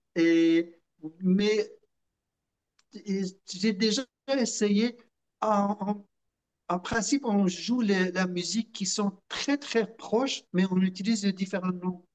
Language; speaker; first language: French; non-native, fluent; Persian